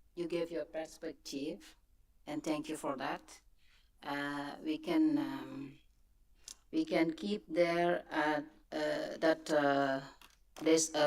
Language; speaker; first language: English; non-native, fluent; French